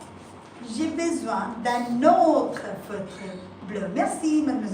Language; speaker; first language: French; non-native, fluent; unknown